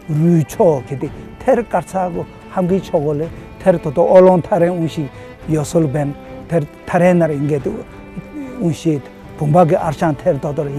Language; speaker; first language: Mongolian; non-native, fluent; Tibetan